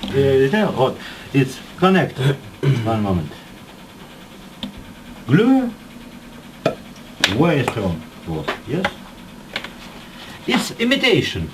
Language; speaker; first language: English; non-native, learner; Russian